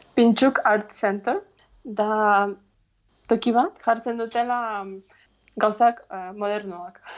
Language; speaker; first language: Basque; non-native, fluent; Ukrainian